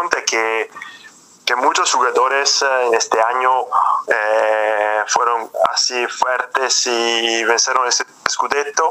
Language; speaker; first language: Spanish; non-native, fluent; Italian